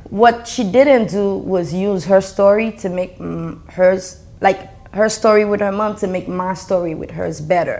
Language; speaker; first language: English; non-native, fluent; Haitian Creole